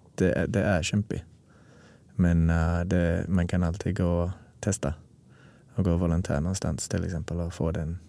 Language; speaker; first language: Swedish; non-native, fluent; English